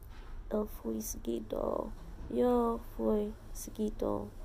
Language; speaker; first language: Portuguese; non-native, learner; English